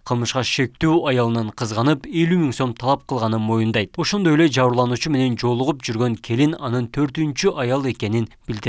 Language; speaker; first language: Kyrgyz; native; Kyrgyz